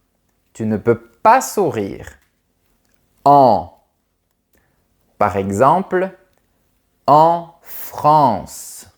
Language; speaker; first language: French; native; French